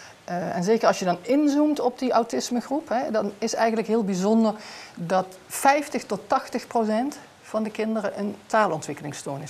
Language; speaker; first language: Dutch; native; Dutch